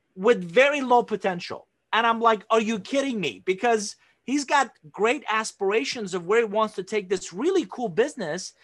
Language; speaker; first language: English; non-native, fluent; Persian